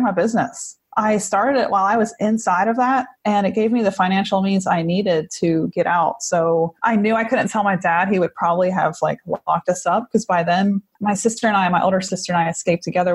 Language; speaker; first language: English; native; English